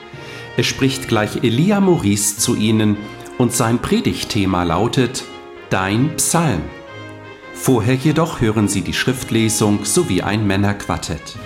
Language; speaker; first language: German; native; German